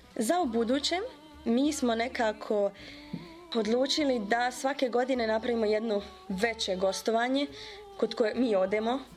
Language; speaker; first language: Serbian; early bilingual, heritage; Bosnian